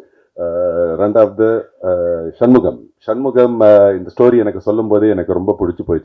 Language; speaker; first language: Tamil; non-native, fluent; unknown